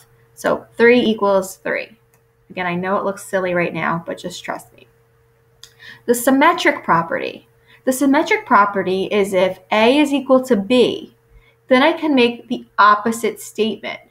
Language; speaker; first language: English; native; English